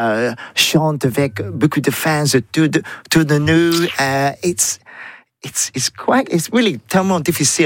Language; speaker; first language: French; non-native, learner; English